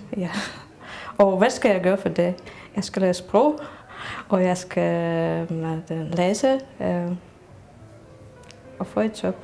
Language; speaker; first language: Danish; non-native, learner; Russian